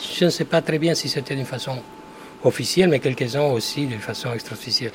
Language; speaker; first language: French; non-native, fluent; Spanish